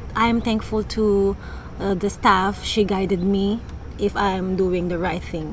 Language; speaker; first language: English; non-native, fluent; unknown